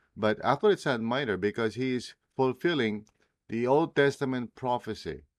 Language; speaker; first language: English; non-native, local second language; Filipino